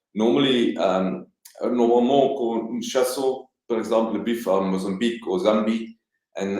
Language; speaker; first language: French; non-native, learner; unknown